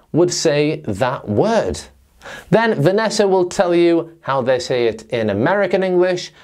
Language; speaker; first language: English; native; English